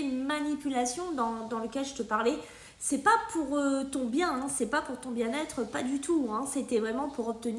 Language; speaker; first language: French; native; French